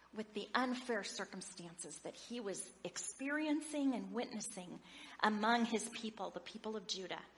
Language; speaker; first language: English; native; English